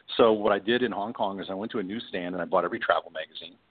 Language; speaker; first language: English; native; English